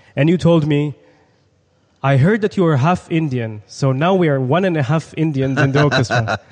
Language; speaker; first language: English; non-native, fluent; Hebrew